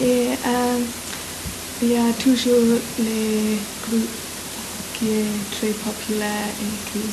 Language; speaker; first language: French; non-native, learner; English